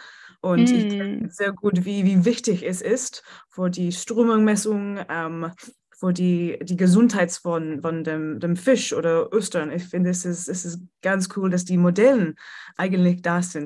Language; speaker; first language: German; non-native, learner; English